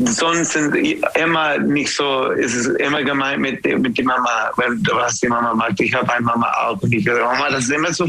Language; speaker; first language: German; non-native, learner; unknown